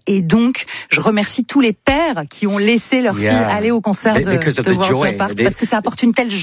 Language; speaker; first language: French; native; French